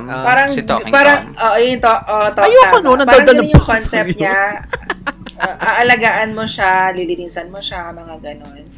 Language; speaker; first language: Filipino; native; Filipino